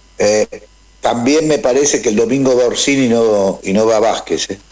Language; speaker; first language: Spanish; native; Spanish